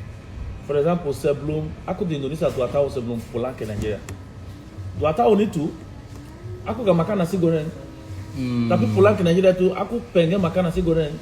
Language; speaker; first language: Indonesian; non-native, fluent; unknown